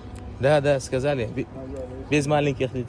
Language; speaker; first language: Russian; non-native, local second language; Uzbek